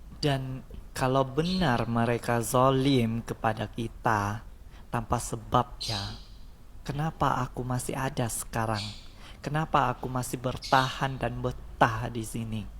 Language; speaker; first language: Indonesian; native; Indonesian